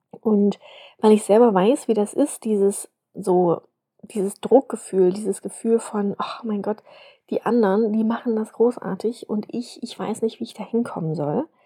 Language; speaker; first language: German; native; German